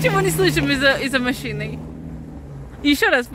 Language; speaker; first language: Russian; non-native, learner; English